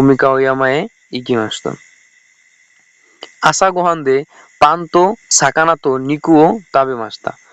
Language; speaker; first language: Japanese; non-native, learner; Bangla